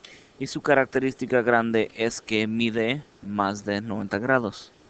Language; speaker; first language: Spanish; early bilingual, heritage; Spanish